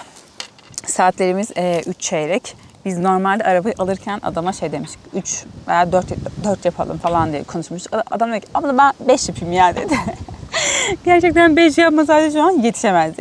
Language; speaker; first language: Turkish; native; Turkish